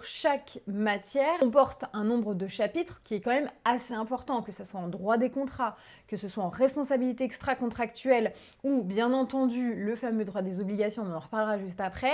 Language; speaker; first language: French; native; French